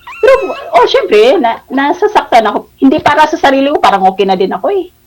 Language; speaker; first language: Filipino; non-native, local second language; Cebuano